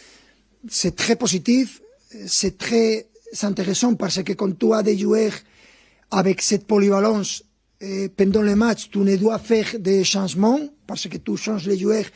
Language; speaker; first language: French; non-native, fluent; Spanish